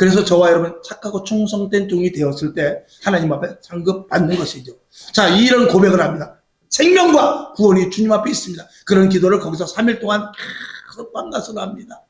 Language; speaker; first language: Korean; native; Korean